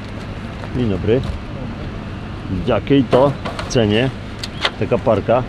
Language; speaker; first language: Polish; native; Polish